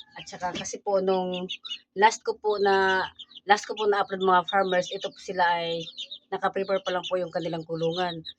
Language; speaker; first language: Filipino; non-native, local second language; Cebuano